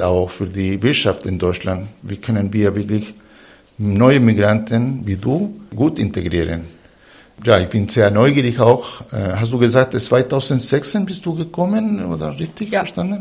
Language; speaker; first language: German; non-native, fluent; Spanish